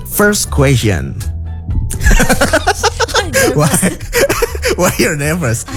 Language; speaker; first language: English; non-native, fluent; Indonesian